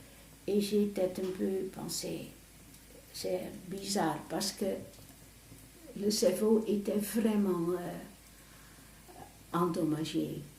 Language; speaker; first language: French; non-native, fluent; Dutch